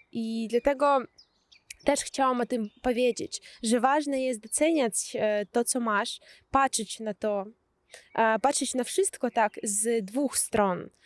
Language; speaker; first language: Polish; non-native, fluent; Russian